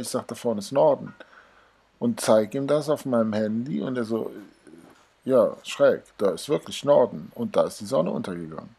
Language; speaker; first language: German; native; German